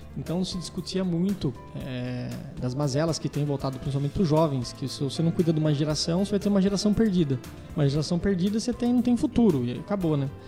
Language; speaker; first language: Portuguese; native; Portuguese